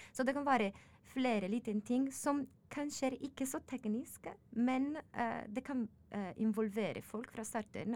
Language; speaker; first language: Norwegian; non-native, learner; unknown